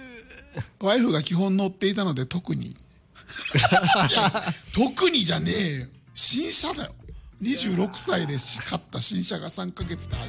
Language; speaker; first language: Japanese; native; Japanese